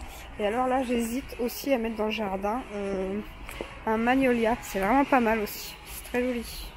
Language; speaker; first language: French; native; French